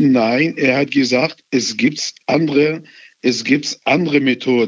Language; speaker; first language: German; non-native, fluent; Arabic